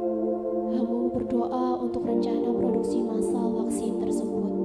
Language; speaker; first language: Indonesian; native; Indonesian